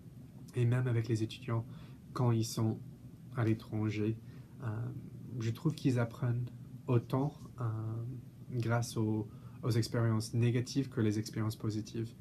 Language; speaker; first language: French; non-native, fluent; English